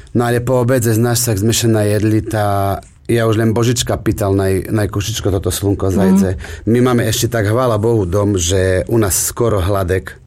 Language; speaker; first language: Slovak; native; Slovak